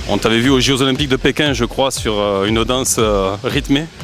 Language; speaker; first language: French; native; French